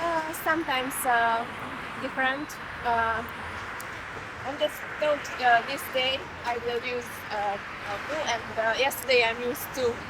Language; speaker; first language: English; non-native, learner; Hungarian